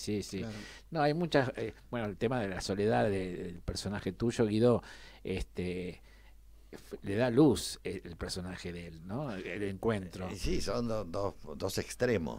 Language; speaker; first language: Spanish; native; Spanish